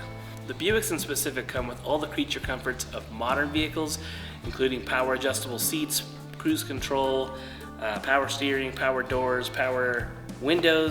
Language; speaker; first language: English; native; English